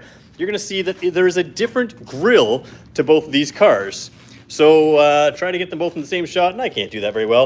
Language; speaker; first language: English; native; English